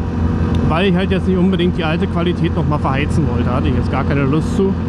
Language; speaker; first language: German; native; German